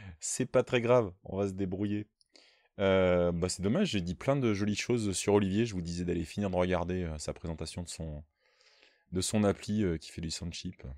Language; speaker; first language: French; native; French